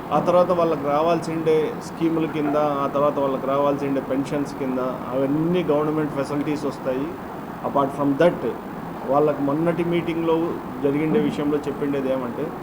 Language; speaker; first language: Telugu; native; Telugu